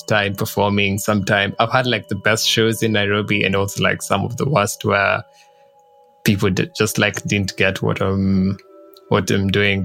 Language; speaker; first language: English; non-native, local second language; Kikuyu